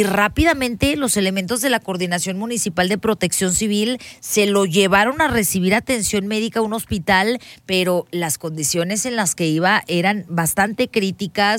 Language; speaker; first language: Spanish; native; Spanish